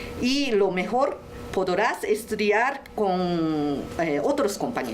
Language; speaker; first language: Spanish; non-native, learner; Japanese